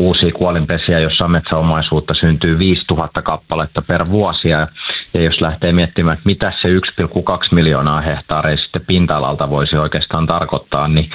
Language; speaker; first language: Finnish; native; Finnish